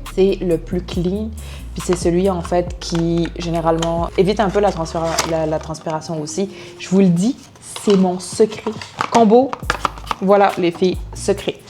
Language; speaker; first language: French; early bilingual, other home language; Arabic